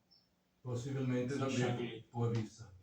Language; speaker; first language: Portuguese; non-native, learner; German